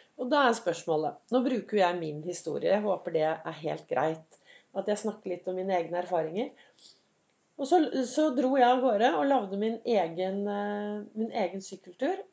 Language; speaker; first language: Norwegian; native; Norwegian